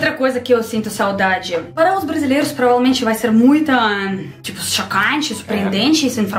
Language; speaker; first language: Portuguese; non-native, learner; Russian